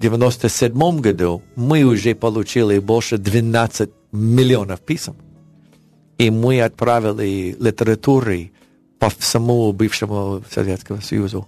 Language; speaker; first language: Russian; non-native, learner; English